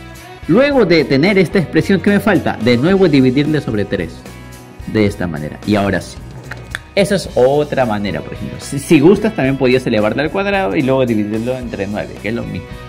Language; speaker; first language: Spanish; native; Spanish